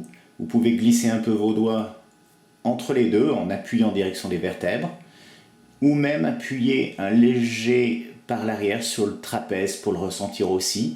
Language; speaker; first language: French; native; French